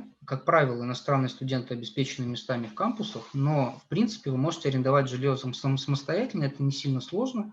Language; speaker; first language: Russian; native; Russian